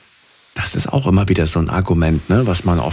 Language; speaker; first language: German; native; German